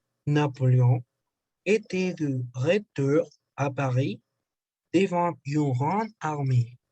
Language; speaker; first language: French; non-native, learner; Spanish